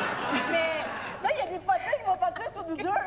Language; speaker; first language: French; native; French